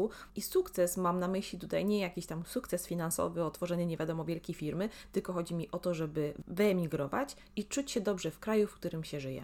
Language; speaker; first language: Polish; native; Polish